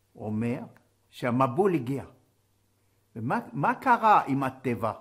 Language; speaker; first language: Hebrew; non-native, fluent; French